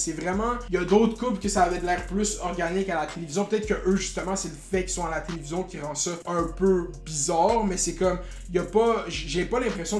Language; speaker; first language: French; native; French